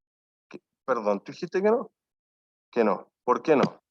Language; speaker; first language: Spanish; native; Spanish